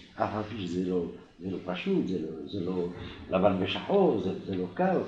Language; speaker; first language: Hebrew; non-native, fluent; French